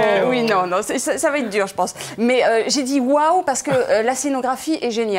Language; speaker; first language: French; native; French